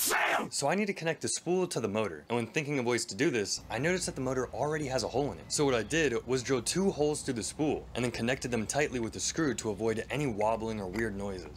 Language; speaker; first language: English; native; English